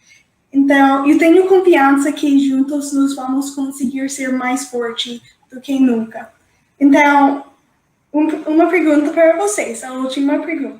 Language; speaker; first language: Portuguese; non-native, fluent; English